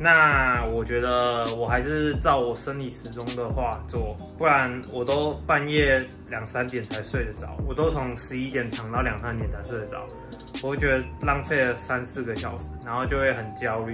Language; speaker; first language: Chinese; native; Chinese